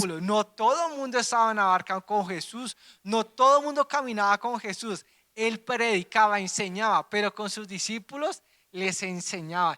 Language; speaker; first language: Spanish; native; Spanish